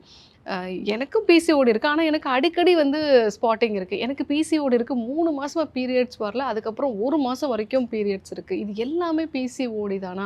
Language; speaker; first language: Tamil; native; Tamil